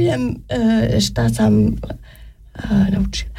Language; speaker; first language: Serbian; non-native, learner; French